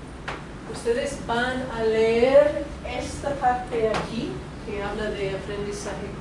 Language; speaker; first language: Spanish; non-native, fluent; English